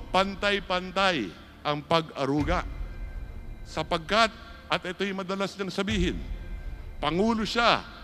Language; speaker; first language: Filipino; native; Filipino